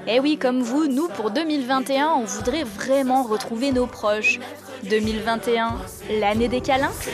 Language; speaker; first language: French; native; French